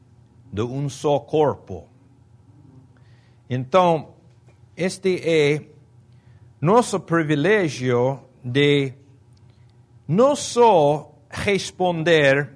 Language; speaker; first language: Portuguese; non-native, fluent; Spanish